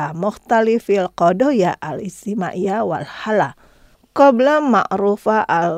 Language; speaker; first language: Arabic; non-native, fluent; Indonesian